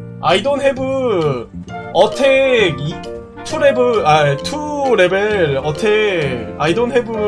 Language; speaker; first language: English; non-native, learner; Korean